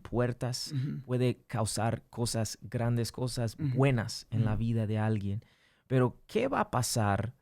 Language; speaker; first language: Spanish; early bilingual, heritage; English